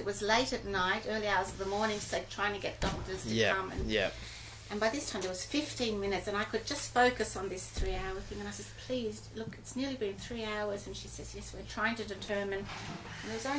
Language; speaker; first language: English; early bilingual, other home language; German